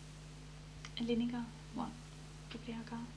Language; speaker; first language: Greek; early bilingual, heritage; Greek